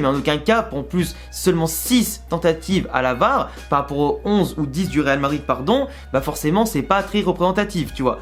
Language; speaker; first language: French; native; French